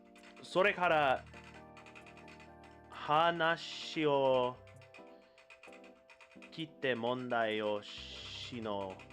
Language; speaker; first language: Japanese; non-native, learner; English